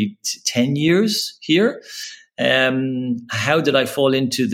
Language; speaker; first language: English; native; English